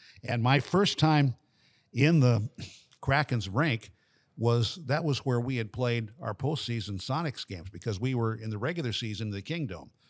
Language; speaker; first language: English; native; English